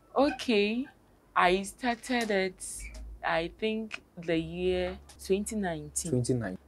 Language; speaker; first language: English; non-native, local second language; Akan